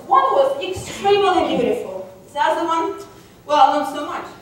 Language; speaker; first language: English; non-native, fluent; Russian